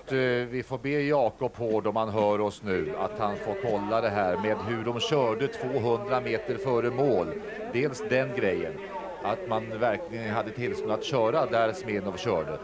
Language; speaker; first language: Swedish; native; Swedish